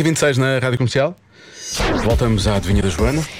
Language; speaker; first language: Portuguese; native; Portuguese